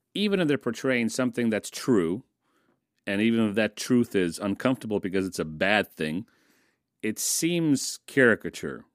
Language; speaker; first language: English; early bilingual, other home language; Russian